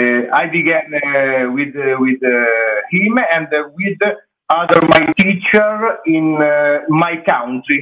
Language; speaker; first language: English; non-native, learner; Italian